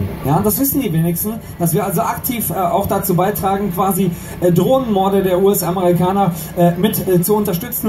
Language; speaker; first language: German; native; German